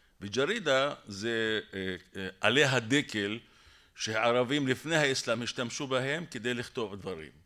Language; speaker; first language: Hebrew; non-native, local second language; Arabic